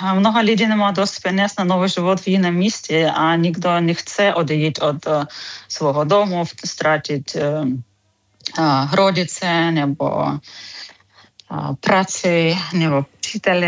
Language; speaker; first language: Czech; non-native, fluent; Ukrainian